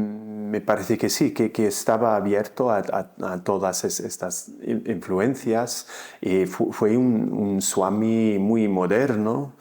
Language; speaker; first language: Spanish; non-native, fluent; English